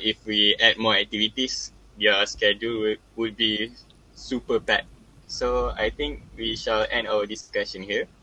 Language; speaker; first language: English; non-native, local second language; Malay